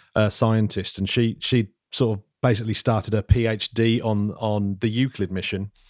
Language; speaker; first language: English; native; English